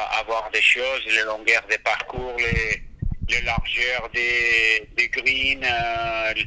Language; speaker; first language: French; non-native, fluent; Spanish